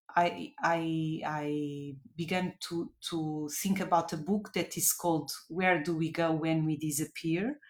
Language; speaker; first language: English; non-native, fluent; Portuguese